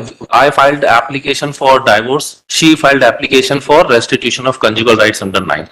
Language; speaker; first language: English; non-native, local second language; Hindi